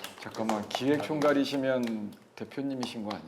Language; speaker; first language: Korean; native; Korean